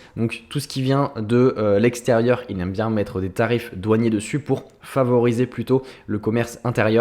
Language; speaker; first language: French; native; French